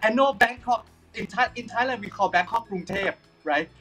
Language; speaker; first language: English; non-native, fluent; Thai